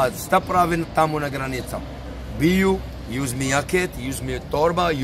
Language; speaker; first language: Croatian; non-native, learner; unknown